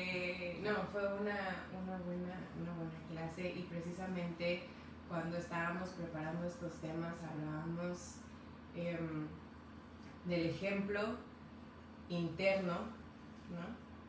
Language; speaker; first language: Spanish; native; Spanish